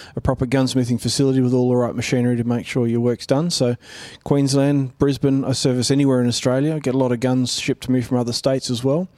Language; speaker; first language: English; native; English